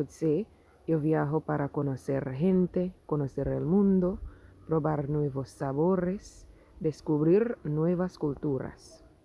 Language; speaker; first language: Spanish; non-native, fluent; English